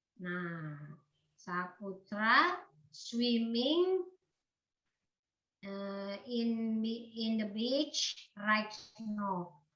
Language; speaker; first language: English; non-native, learner; Indonesian